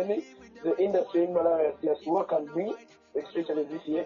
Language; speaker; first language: English; non-native, local second language; Nyanja